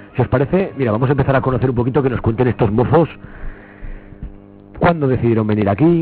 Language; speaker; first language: Spanish; native; Spanish